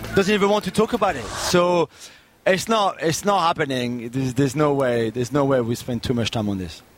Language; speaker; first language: English; non-native, fluent; Spanish